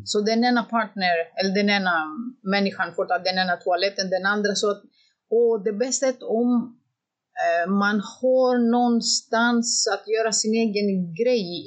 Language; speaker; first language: Swedish; non-native, fluent; Greek